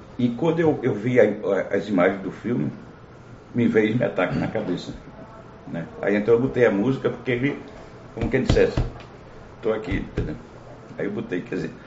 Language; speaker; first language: Portuguese; native; Portuguese